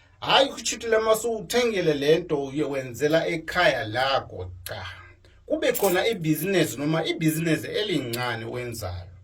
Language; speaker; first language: Zulu; native; Zulu